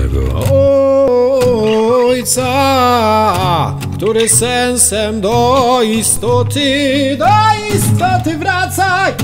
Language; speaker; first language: Polish; native; Polish